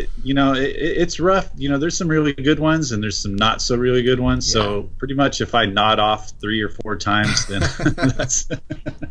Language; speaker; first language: English; native; English